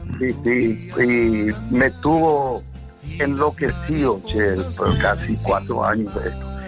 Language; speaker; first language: Spanish; native; Spanish